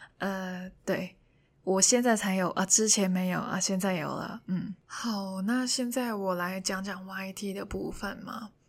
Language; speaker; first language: Chinese; non-native, local second language; Cantonese